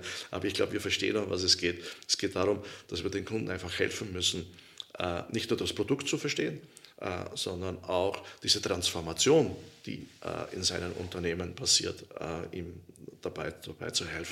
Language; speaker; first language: German; native; German